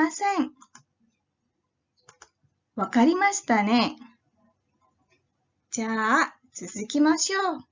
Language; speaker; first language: Japanese; non-native, fluent; Indonesian